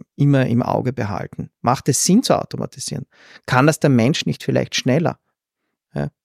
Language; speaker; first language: German; native; German